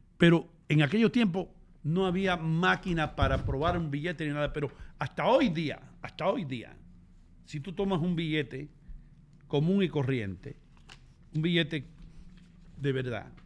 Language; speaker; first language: Spanish; native; Spanish